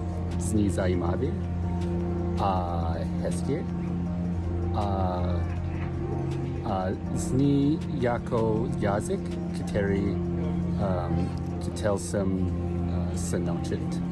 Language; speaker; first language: Czech; non-native, learner; English